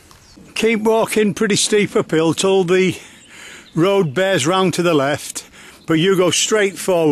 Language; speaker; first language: English; native; English